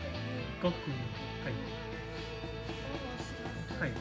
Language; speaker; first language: Japanese; non-native, fluent; Chinese